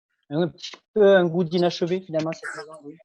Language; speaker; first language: French; native; French